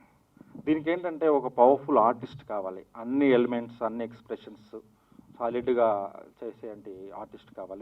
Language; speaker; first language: Telugu; native; Telugu